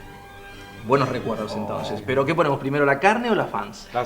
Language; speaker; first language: Spanish; native; Spanish